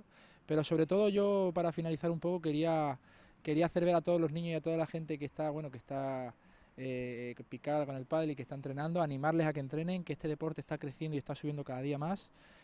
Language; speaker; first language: Spanish; native; Spanish